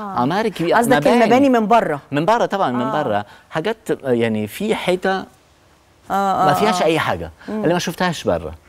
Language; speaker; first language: Arabic; non-native, fluent; Italian